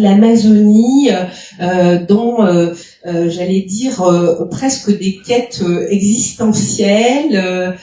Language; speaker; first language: French; native; French